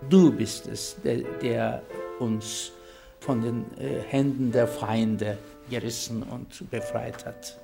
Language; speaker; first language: German; non-native, fluent; Turkish